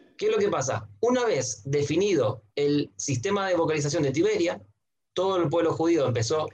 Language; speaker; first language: Spanish; native; Spanish